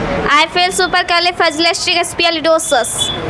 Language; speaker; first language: English; non-native, learner; Hindi